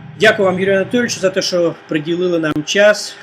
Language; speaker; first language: Ukrainian; native; Ukrainian